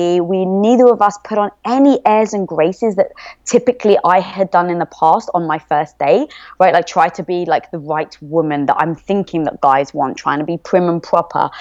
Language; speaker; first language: English; native; English